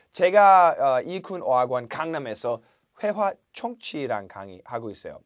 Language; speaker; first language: Korean; non-native, fluent; English